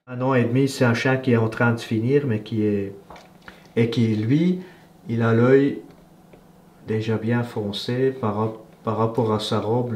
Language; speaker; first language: French; native; French